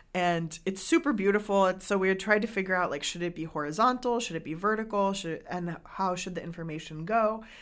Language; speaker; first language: English; native; English